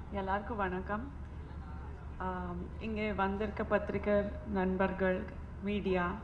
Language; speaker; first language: Tamil; non-native, fluent; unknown